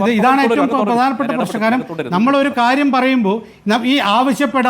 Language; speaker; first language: Malayalam; native; Malayalam